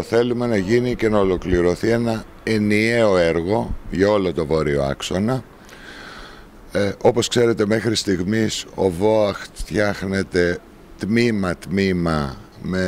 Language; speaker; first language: Greek; native; Greek